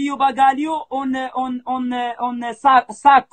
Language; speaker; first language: Italian; non-native, learner; Arabic